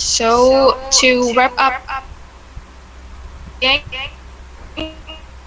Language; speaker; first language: English; non-native, learner; Indonesian